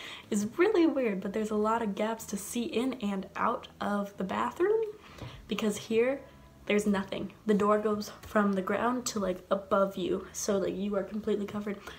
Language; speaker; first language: English; native; English